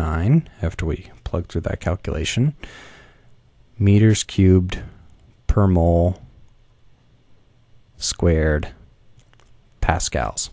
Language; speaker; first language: English; native; English